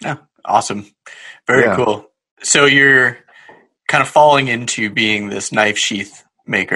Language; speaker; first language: English; native; English